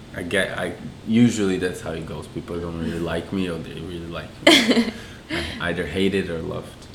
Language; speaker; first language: English; non-native, fluent; Portuguese